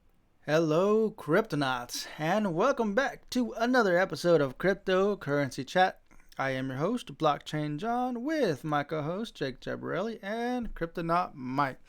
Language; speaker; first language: English; native; English